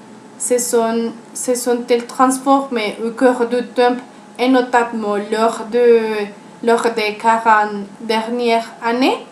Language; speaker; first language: French; non-native, learner; Spanish